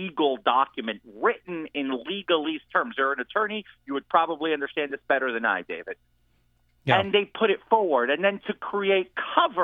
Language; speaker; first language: English; native; English